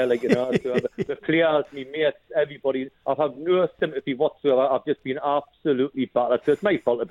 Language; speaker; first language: English; native; English